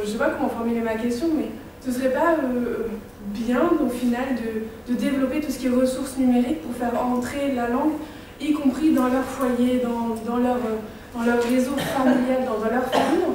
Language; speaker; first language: French; native; French